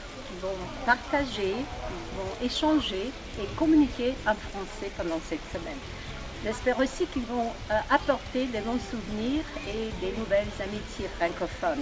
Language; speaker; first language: French; non-native, fluent; Macedonian